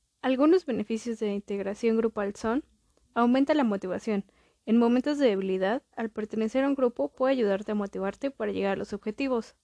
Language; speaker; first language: Spanish; native; Spanish